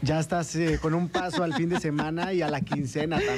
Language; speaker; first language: Spanish; native; Spanish